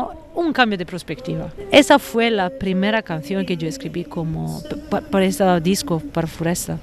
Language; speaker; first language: Spanish; non-native, fluent; Italian